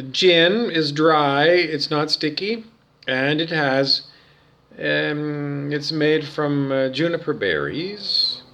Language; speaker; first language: English; native; English